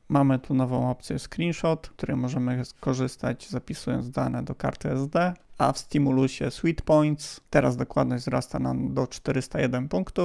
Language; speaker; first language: Polish; native; Polish